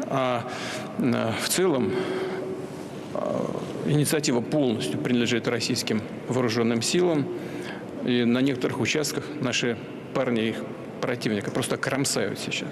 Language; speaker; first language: Russian; native; Russian